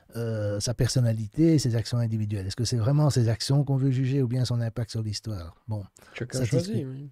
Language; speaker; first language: French; native; French